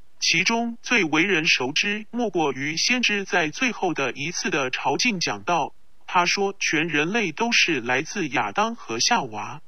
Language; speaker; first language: Chinese; non-native, local second language; Cantonese